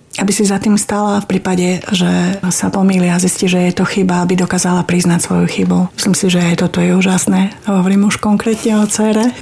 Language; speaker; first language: Slovak; native; Slovak